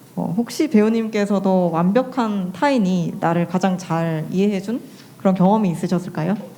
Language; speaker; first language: Korean; native; Korean